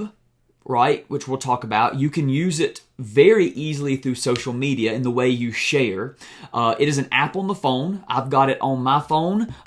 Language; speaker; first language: English; native; English